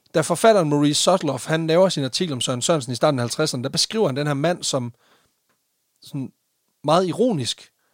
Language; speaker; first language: Danish; native; Danish